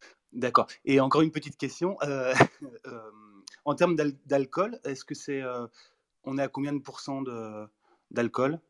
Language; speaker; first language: French; native; French